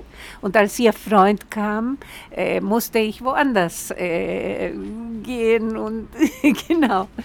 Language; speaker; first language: German; non-native, fluent; Spanish